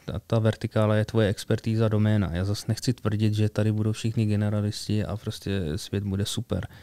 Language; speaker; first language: Czech; early bilingual, other home language; Arabic